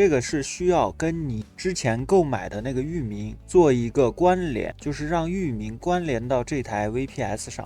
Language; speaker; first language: Chinese; native; Chinese